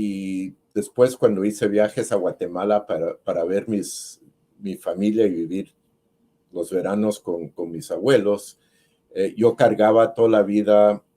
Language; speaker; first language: Spanish; early bilingual, heritage; Spanish